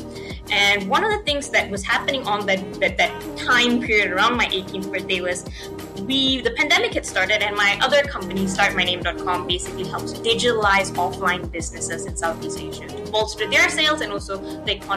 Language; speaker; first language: English; non-native, local second language; Tamil